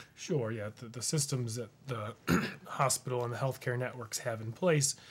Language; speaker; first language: English; native; English